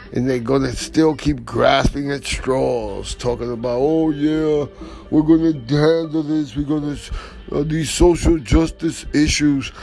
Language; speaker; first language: English; early bilingual, other home language; Spanish